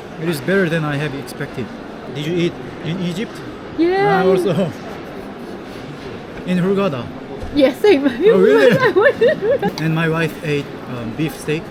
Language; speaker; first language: English; non-native, learner; Korean